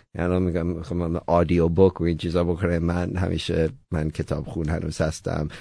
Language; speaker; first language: Persian; early bilingual, heritage; Persian